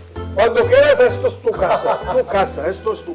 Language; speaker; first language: Spanish; native; Spanish